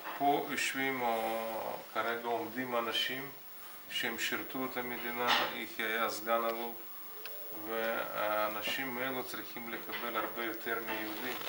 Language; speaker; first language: Hebrew; non-native, fluent; Russian